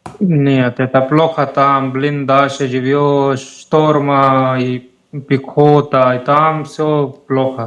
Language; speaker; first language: Russian; non-native, learner; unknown